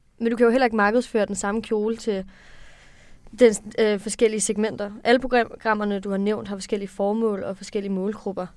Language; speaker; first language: Danish; native; Danish